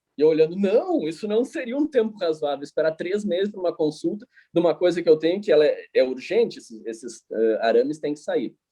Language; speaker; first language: Portuguese; native; Portuguese